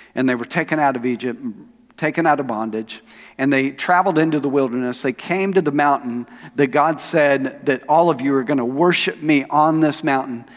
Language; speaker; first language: English; native; English